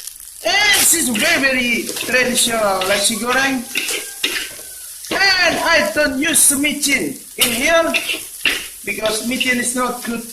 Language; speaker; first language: English; non-native, learner; Indonesian